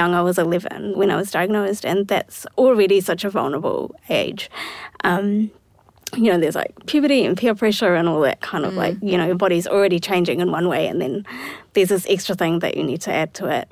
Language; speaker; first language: English; native; English